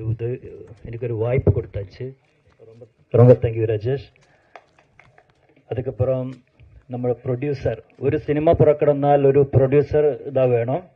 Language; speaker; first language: Tamil; non-native, learner; Malayalam